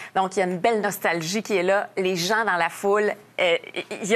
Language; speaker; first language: French; native; French